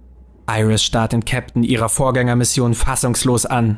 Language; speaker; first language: German; native; German